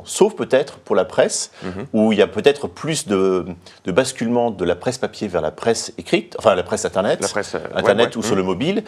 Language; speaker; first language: French; native; French